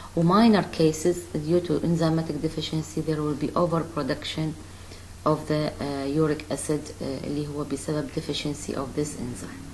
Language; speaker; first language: English; non-native, fluent; Arabic